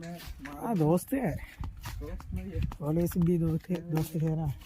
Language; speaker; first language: Hindi; non-native, local second language; Malayalam